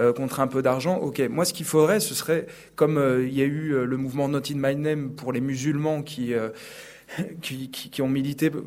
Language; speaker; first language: French; native; French